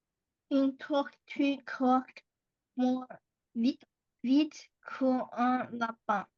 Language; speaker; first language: French; non-native, learner; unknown